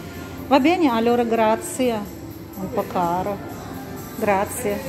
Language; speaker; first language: Italian; non-native, learner; Russian